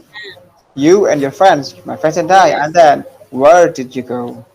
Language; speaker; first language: English; non-native, fluent; Indonesian